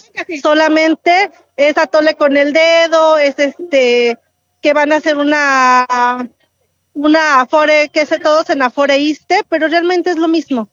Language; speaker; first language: Spanish; native; Spanish